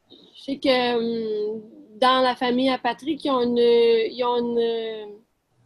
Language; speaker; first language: French; native; French